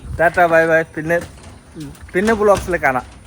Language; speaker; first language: Malayalam; native; Malayalam